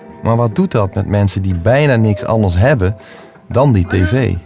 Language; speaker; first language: Dutch; native; Dutch